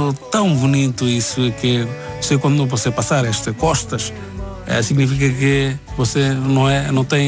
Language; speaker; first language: Portuguese; non-native, learner; Bangla